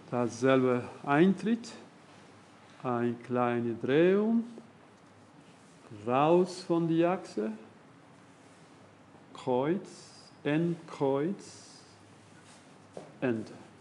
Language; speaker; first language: German; non-native, learner; Spanish